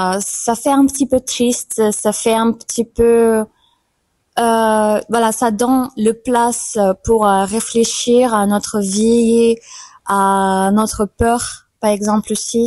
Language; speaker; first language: French; non-native, fluent; German